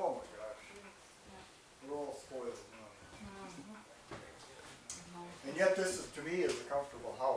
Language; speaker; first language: English; native; English